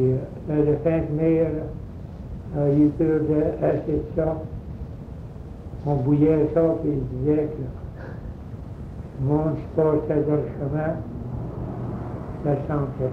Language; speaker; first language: French; native; French